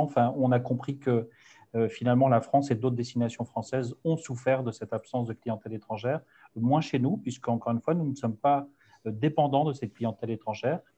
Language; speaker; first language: French; native; French